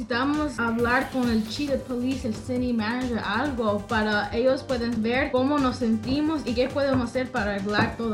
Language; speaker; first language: Spanish; early bilingual, heritage; English